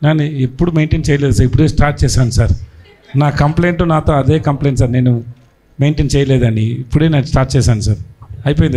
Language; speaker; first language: Telugu; non-native, learner; Tamil